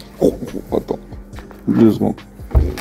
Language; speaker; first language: French; native; French